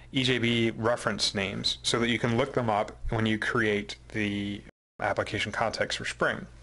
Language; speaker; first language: English; native; English